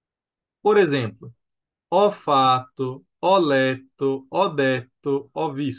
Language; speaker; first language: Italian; non-native, fluent; Portuguese